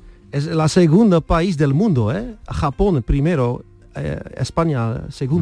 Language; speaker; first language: Spanish; non-native, learner; Dutch